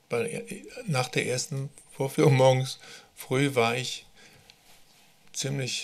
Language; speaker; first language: German; native; German